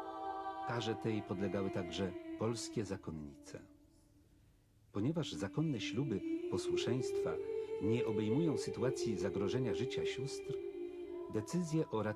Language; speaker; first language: Polish; native; Polish